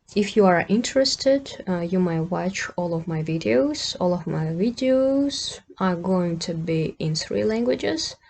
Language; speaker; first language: English; non-native, fluent; Kazakh